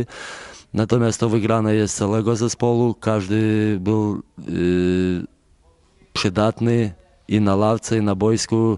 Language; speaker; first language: Polish; non-native, fluent; Lithuanian